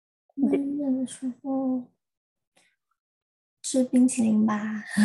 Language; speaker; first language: Chinese; early bilingual, heritage; Chinese